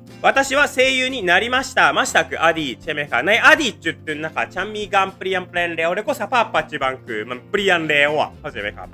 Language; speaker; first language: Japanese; non-native, fluent; Thai